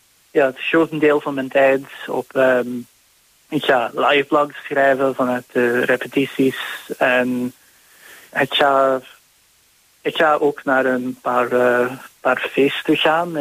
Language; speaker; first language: Dutch; non-native, fluent; English